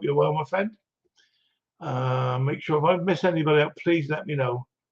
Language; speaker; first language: English; native; English